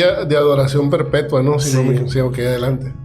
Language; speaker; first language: Spanish; native; Spanish